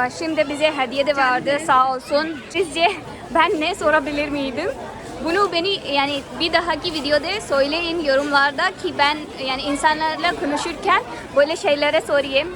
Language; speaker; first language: Turkish; non-native, fluent; Hindi